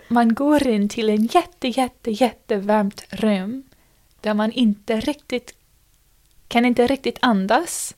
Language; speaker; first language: Swedish; non-native, fluent; English